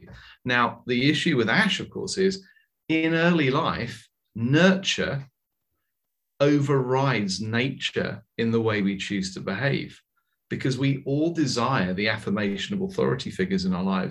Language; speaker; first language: English; native; English